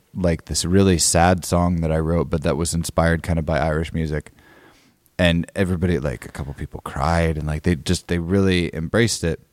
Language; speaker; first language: English; native; English